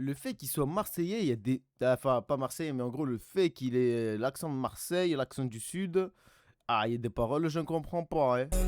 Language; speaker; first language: French; native; French